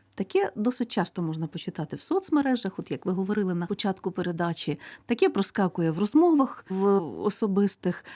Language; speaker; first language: Ukrainian; native; Ukrainian